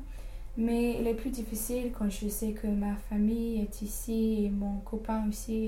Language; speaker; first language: French; non-native, fluent; English